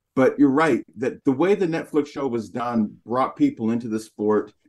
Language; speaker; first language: English; native; English